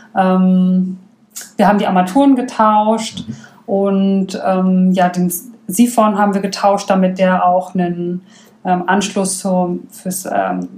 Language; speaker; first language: German; native; German